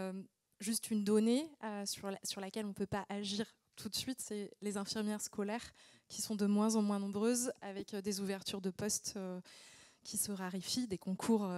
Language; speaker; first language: French; native; French